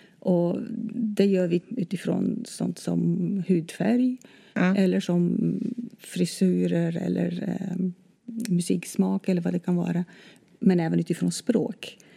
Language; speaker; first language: Swedish; non-native, fluent; Dutch